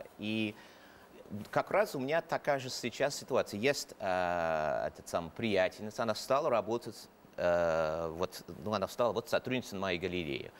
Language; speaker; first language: Russian; non-native, fluent; English